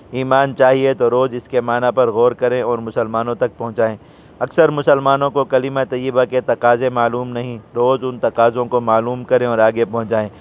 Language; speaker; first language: Urdu; native; Urdu